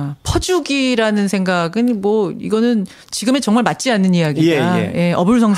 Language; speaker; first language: Korean; native; Korean